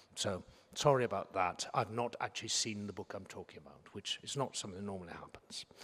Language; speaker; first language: English; native; English